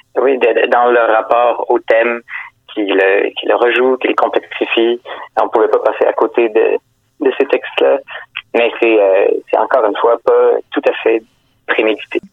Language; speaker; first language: French; native; French